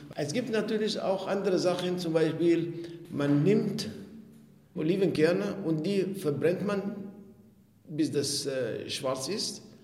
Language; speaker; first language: German; non-native, fluent; Arabic